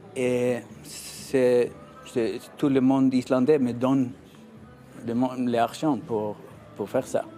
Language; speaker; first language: French; non-native, learner; Icelandic